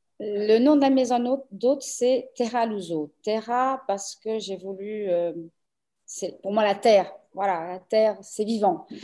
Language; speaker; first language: French; early bilingual, other home language; Portuguese